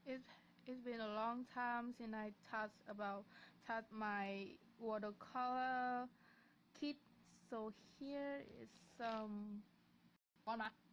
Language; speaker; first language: English; non-native, learner; Vietnamese